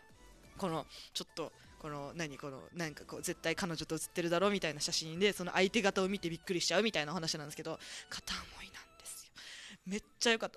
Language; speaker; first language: Japanese; native; Japanese